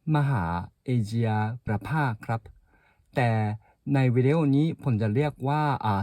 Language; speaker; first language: Thai; non-native, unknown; Japanese